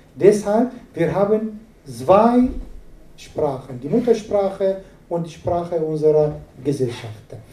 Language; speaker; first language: German; non-native, fluent; Arabic